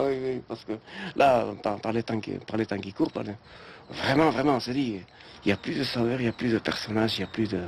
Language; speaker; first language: French; native; French